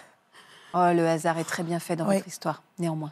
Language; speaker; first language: French; native; French